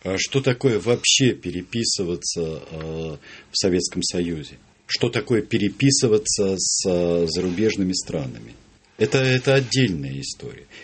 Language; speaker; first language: Russian; native; Russian